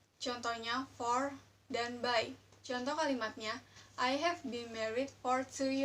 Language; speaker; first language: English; non-native, learner; Indonesian